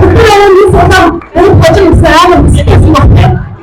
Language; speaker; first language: German; non-native, learner; Mongolian